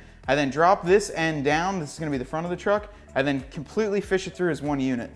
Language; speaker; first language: English; native; English